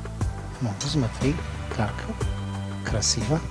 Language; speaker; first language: Russian; non-native, learner; Italian